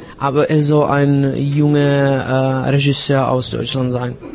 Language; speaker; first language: German; non-native, learner; Czech